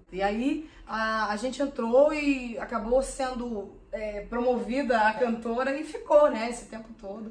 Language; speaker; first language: Portuguese; early bilingual, heritage; Portuguese